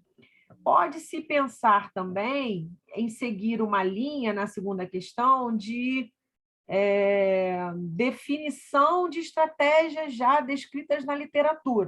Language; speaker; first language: Portuguese; native; Portuguese